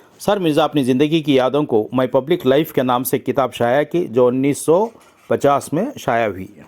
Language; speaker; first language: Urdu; native; Urdu